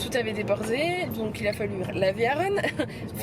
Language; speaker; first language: French; native; French